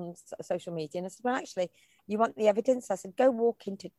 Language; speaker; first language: English; native; English